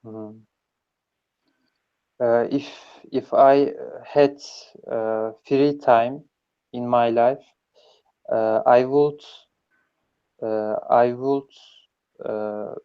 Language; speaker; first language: English; non-native, learner; Turkish